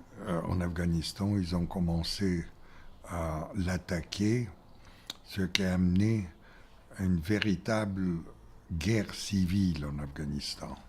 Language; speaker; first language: French; non-native, fluent; Bulgarian